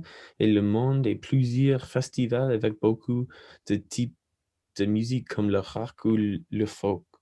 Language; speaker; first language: French; non-native, learner; English